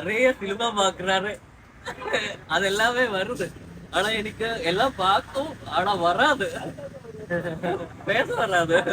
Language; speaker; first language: Tamil; non-native, learner; Malayalam